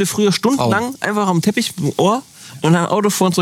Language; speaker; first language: German; native; German